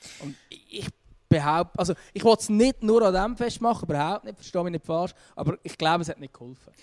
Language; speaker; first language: German; native; German